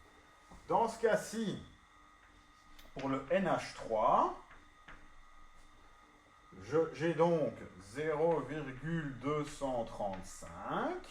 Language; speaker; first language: French; native; French